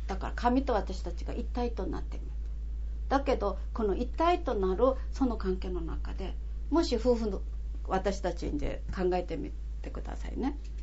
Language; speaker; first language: Japanese; non-native, fluent; Korean